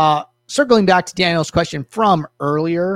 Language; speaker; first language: English; native; English